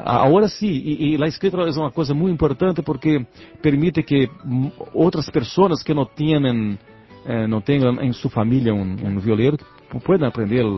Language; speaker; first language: Spanish; non-native, learner; Portuguese